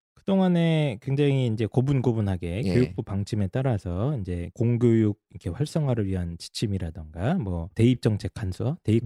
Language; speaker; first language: Korean; native; Korean